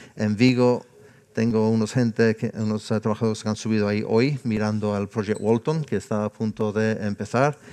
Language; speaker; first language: Spanish; non-native, fluent; English